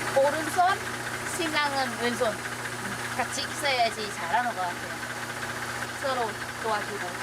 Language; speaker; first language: Korean; non-native, learner; Vietnamese